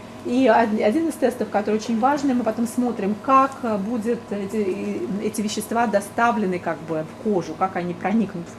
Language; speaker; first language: Russian; native; Russian